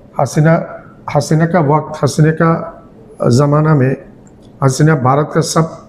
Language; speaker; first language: Hindi; non-native, learner; Bangla